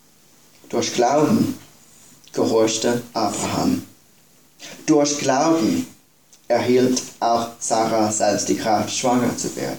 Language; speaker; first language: German; non-native, fluent; English